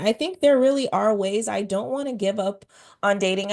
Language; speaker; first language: English; native; English